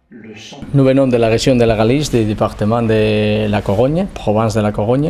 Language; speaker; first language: French; non-native, fluent; Spanish